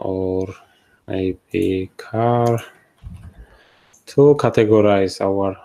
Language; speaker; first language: English; non-native, fluent; Georgian